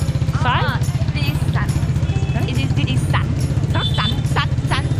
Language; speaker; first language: English; non-native, learner; Vietnamese